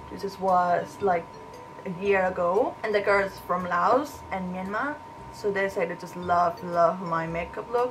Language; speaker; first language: English; non-native, fluent; Thai